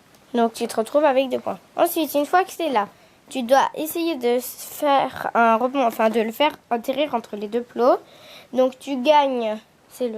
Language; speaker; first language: French; native; French